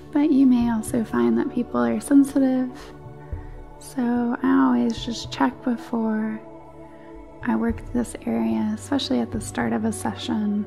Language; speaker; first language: English; native; English